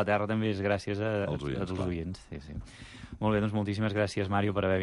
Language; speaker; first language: Catalan; native; Catalan